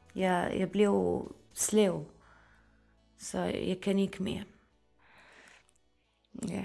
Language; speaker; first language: Danish; non-native, fluent; Arabic